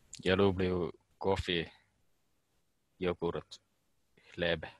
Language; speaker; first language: Russian; non-native, learner; Finnish